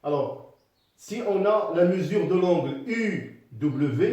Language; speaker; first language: French; non-native, local second language; Arabic